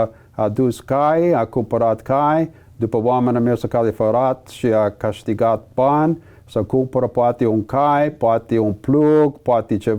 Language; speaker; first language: Romanian; early bilingual, heritage; English